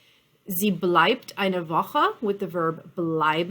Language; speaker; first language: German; non-native, fluent; English